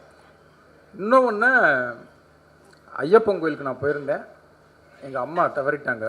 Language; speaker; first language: Tamil; native; Tamil